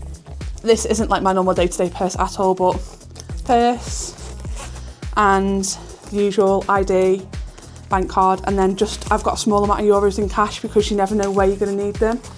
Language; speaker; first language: English; native; English